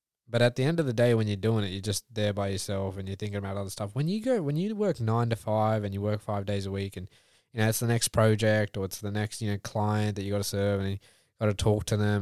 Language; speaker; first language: English; early bilingual, other home language; Punjabi